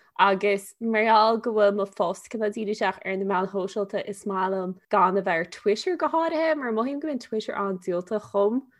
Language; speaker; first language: Irish; non-native, local second language; English